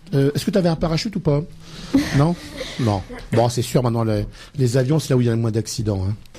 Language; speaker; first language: French; native; French